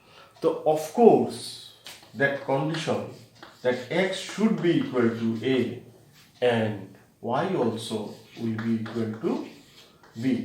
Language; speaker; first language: English; non-native, local second language; Bangla